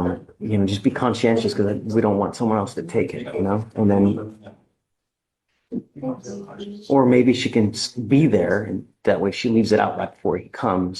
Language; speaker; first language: English; native; English